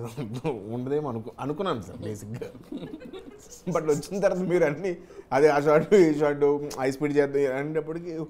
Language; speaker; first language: Telugu; native; Telugu